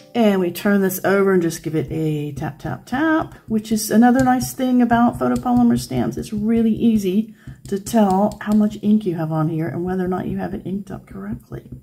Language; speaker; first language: English; native; English